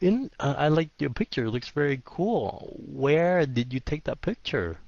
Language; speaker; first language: English; non-native, fluent; Vietnamese